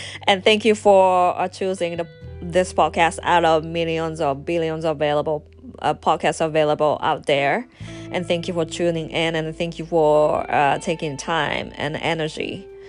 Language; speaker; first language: English; non-native, fluent; Japanese